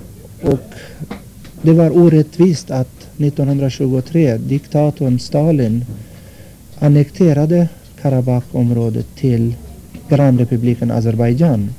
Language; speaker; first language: Swedish; non-native, fluent; Armenian